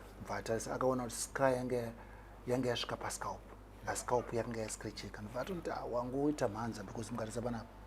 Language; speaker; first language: Shona; native; Shona